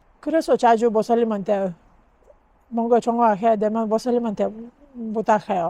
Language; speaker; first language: Korean; non-native, learner; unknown